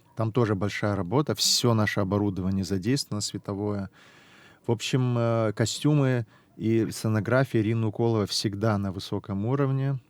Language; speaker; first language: Russian; non-native, local second language; Abkhazian